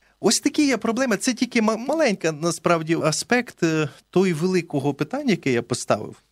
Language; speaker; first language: Ukrainian; native; Ukrainian